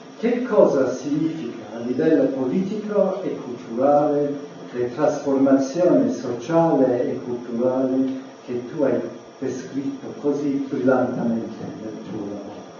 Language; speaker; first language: Italian; non-native, fluent; English